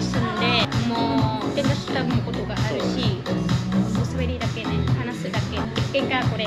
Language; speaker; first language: Japanese; non-native, learner; Vietnamese